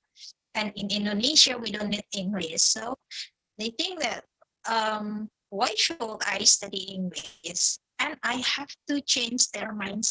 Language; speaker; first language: English; non-native, fluent; Indonesian